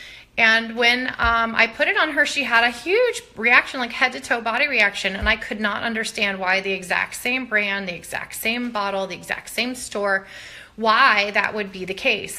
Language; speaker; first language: English; native; English